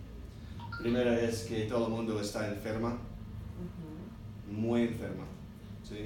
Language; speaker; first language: Spanish; non-native, learner; English